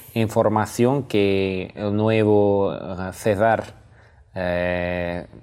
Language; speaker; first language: Spanish; non-native, learner; Russian